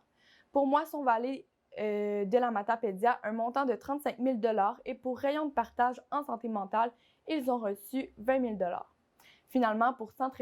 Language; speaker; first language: French; native; French